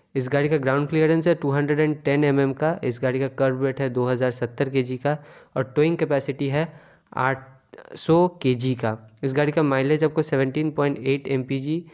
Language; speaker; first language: Hindi; native; Hindi